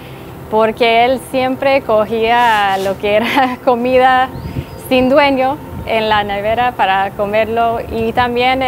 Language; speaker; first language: Spanish; non-native, fluent; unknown